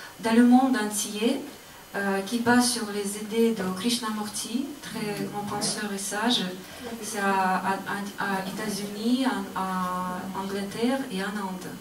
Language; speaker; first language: French; non-native, learner; Russian